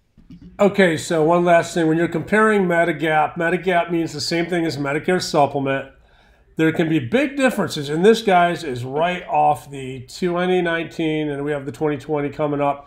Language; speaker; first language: English; native; English